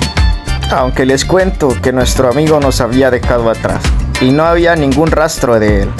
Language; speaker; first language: Spanish; native; Spanish